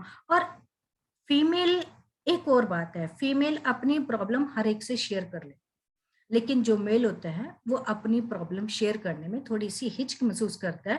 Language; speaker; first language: Hindi; native; Hindi